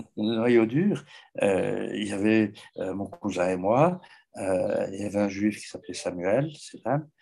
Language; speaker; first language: French; native; French